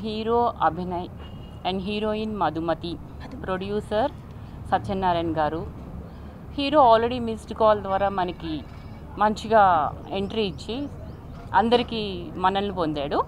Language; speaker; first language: Telugu; native; Telugu